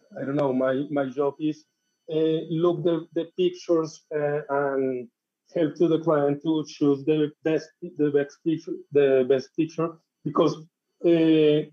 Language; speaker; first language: English; non-native, learner; Spanish